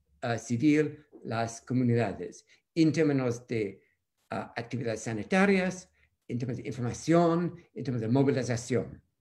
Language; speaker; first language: Spanish; non-native, fluent; English